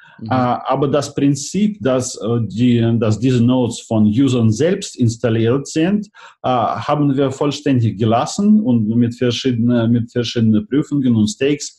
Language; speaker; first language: German; non-native, fluent; Russian